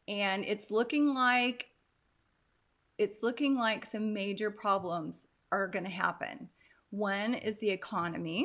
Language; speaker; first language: English; native; English